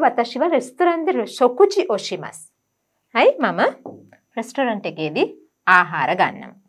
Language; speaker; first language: Japanese; non-native, fluent; Sinhala